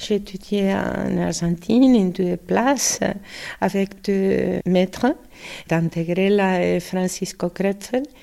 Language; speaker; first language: French; non-native, learner; Spanish